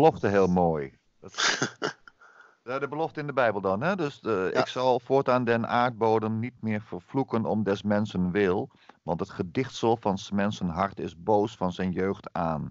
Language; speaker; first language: Dutch; native; Dutch